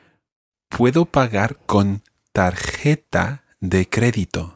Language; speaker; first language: Spanish; non-native, fluent; English